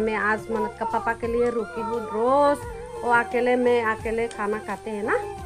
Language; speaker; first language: Hindi; non-native, local second language; Chakma